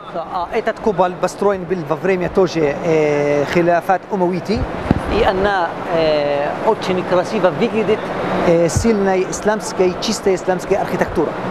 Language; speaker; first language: Russian; non-native, learner; Arabic